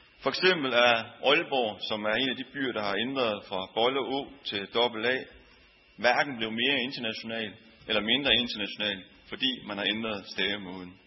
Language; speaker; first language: Danish; early bilingual, other home language; Turkish